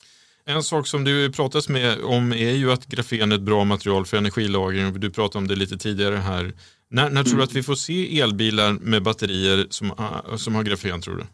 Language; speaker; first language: Swedish; native; Swedish